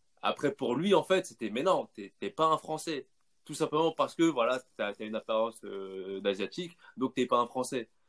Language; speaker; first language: French; native; French